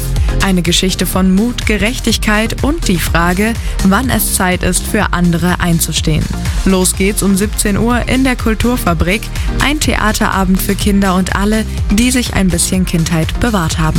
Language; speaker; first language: German; native; German